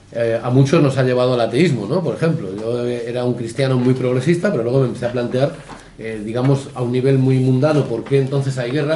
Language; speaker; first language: Spanish; native; Spanish